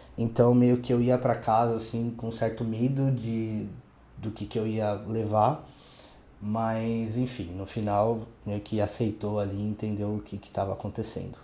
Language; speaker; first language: Portuguese; native; Portuguese